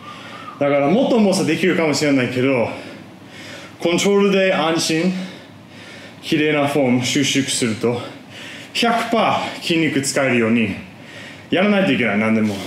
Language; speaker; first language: Japanese; non-native, fluent; English